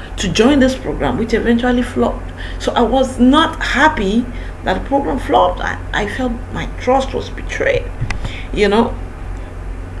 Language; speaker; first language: English; non-native, local second language; Yoruba